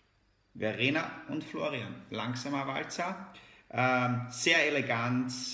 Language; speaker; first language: German; native; German